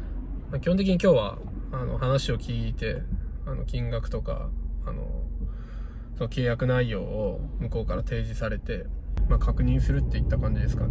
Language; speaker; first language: Japanese; native; Japanese